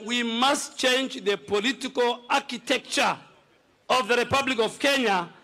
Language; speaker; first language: English; non-native, local second language; Somali